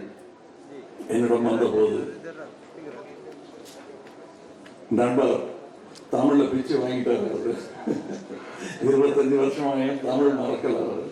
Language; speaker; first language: Tamil; native; Tamil